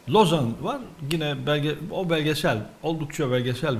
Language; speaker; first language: Turkish; native; Turkish